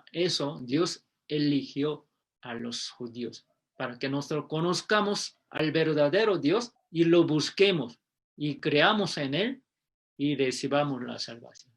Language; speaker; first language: Spanish; non-native, fluent; Korean